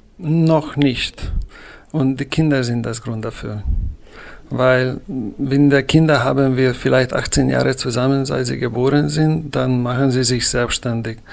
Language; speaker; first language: German; non-native, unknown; Hungarian